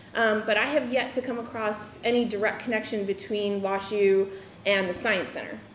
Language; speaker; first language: English; native; English